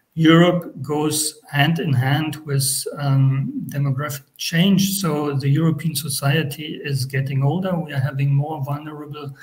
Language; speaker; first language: English; non-native, fluent; German